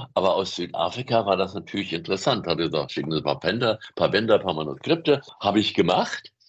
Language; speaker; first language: German; native; German